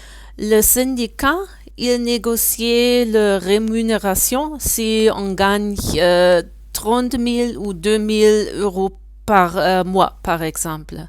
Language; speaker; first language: French; non-native, learner; German